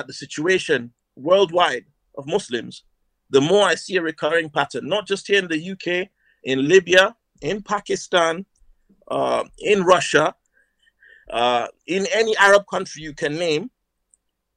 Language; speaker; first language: English; non-native, local second language; Hausa